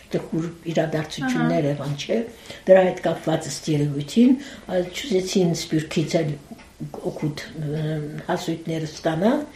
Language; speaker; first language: Armenian; early bilingual, heritage; Armenian